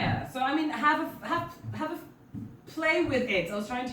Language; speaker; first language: English; native; English